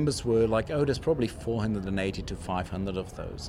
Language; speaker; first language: English; non-native, fluent; Dutch